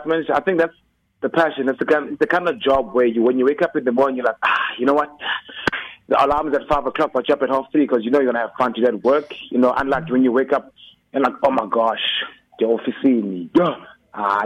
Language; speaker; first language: English; non-native, local second language; Xhosa